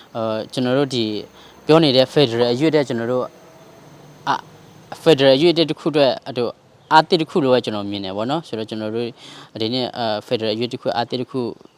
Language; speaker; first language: Burmese; non-native, local second language; S'gaw Karen